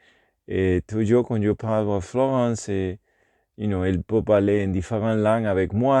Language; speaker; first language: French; non-native, learner; Spanish